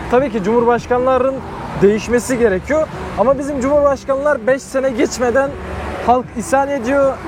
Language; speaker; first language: Turkish; non-native, fluent; Kyrgyz